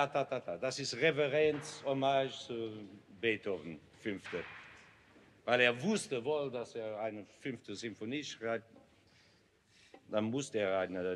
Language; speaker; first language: German; non-native, learner; English